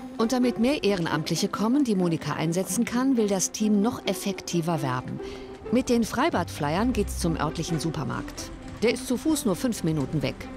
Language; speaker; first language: German; native; German